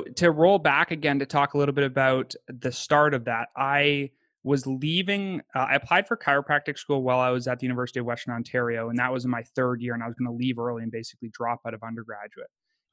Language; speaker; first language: English; native; English